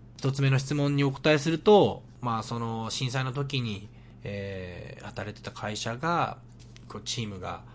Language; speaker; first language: Japanese; native; Japanese